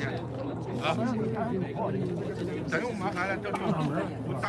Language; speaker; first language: Chinese; non-native, local second language; Tibetan